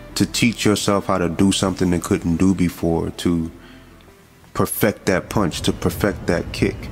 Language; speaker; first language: English; native; English